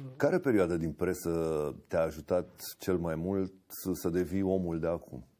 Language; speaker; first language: Romanian; native; Romanian